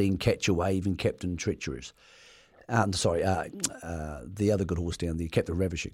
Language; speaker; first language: English; native; English